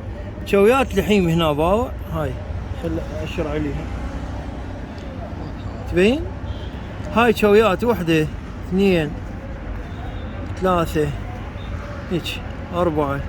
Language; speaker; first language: Arabic; native; Arabic